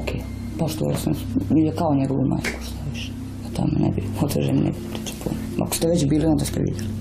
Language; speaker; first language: Bosnian; native; Bosnian